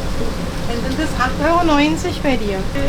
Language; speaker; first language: German; native; German